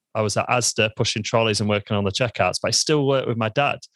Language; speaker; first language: English; native; English